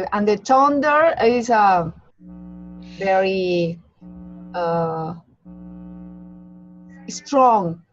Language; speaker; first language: English; non-native, learner; Spanish